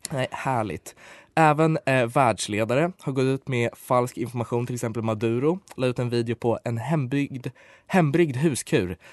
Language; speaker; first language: Swedish; native; Swedish